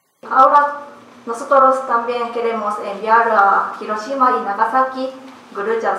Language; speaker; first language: Spanish; non-native, learner; Japanese